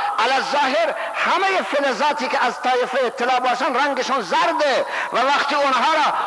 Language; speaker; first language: Persian; non-native, local second language; Baluchi